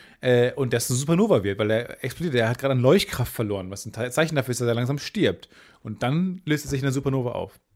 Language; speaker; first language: German; native; German